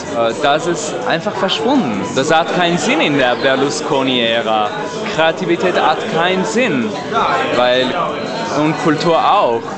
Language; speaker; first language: German; non-native, fluent; Italian